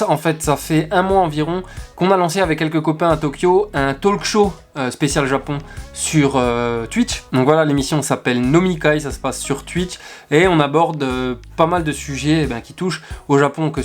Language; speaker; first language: French; native; French